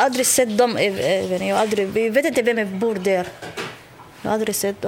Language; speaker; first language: Swedish; non-native, learner; Somali